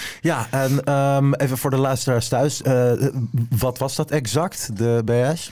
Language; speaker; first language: Dutch; native; Dutch